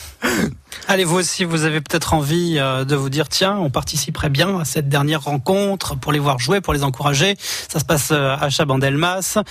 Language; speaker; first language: French; native; French